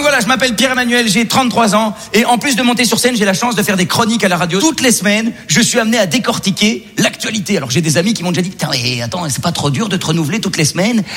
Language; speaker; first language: French; native; French